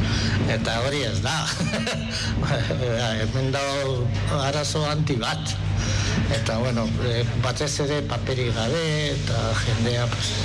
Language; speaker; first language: Basque; non-native, local second language; Spanish